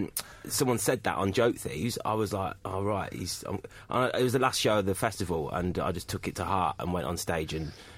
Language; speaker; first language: English; native; English